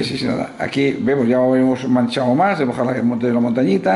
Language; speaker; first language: Spanish; native; Spanish